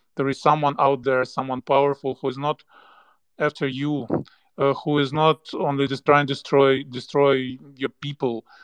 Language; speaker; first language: English; non-native, fluent; Ukrainian